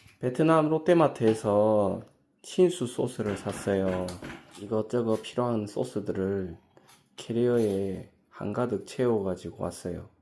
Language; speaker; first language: Korean; native; Korean